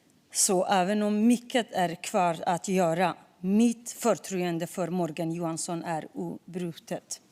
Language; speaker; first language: Swedish; non-native, fluent; Kurdish